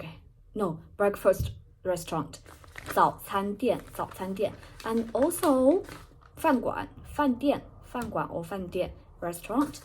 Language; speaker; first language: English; non-native, fluent; Chinese